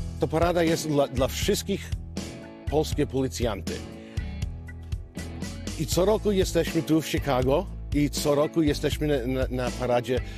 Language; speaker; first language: Polish; early bilingual, heritage; Polish